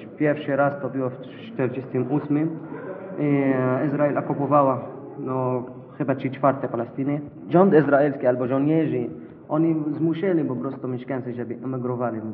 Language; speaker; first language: Polish; non-native, learner; Arabic